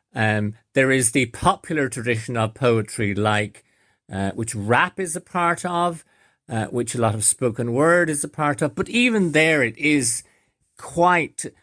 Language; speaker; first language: English; native; English